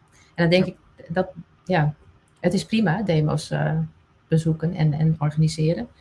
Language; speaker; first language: Dutch; non-native, local second language; Western Frisian